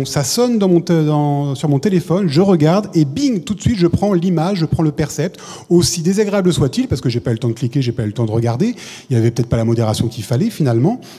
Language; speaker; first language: French; native; French